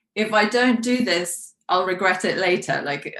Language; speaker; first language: English; non-native, local second language; Polish